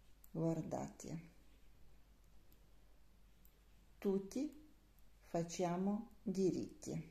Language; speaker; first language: Italian; non-native, learner; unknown